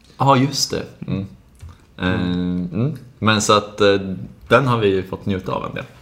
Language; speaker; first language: Swedish; native; Swedish